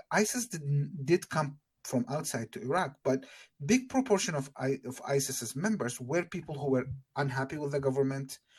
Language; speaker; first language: English; non-native, fluent; Arabic